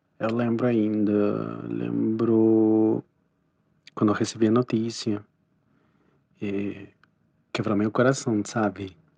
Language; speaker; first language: Portuguese; non-native, fluent; Spanish